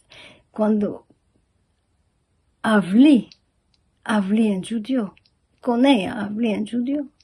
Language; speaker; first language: Spanish; early bilingual, heritage; Ladino